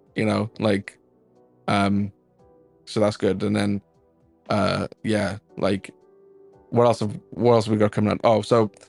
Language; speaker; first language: English; native; English